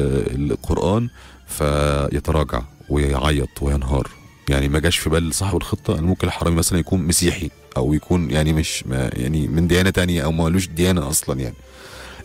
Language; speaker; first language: Arabic; native; Arabic